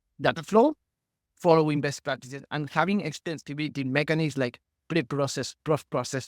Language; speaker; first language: English; non-native, fluent; Spanish